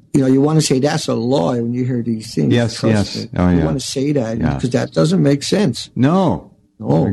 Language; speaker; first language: English; native; English